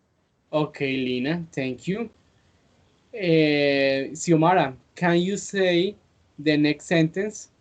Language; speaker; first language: English; non-native, fluent; Spanish